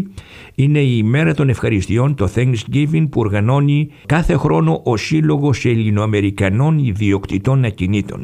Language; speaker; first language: Greek; native; Greek